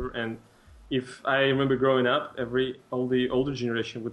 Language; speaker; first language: English; non-native, fluent; Russian